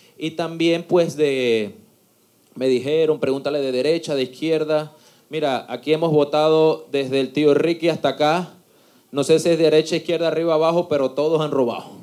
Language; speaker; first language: Spanish; native; Spanish